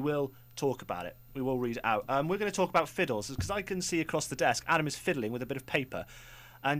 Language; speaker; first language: English; native; English